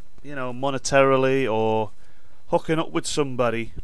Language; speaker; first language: English; native; English